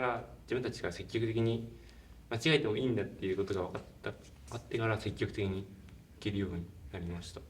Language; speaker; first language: Japanese; native; Japanese